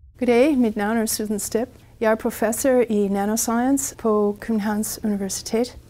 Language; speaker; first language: Danish; non-native, fluent; English